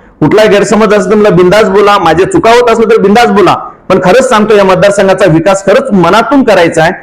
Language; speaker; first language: Marathi; native; Marathi